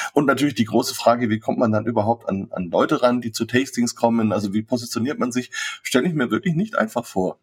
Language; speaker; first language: German; native; German